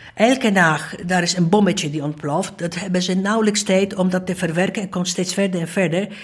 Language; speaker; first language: Dutch; non-native, fluent; Polish